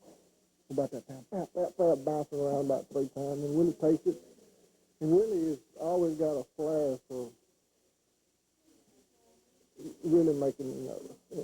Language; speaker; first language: English; native; English